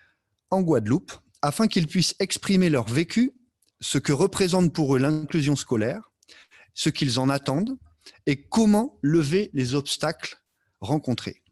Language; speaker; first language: French; native; French